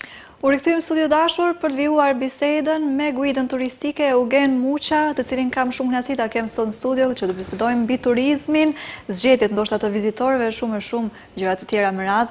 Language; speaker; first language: Albanian; native; Albanian